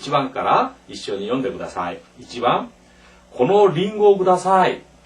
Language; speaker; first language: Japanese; non-native, fluent; Korean